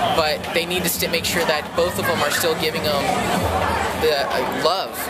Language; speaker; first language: English; native; English